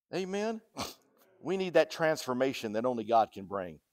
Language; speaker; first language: English; native; English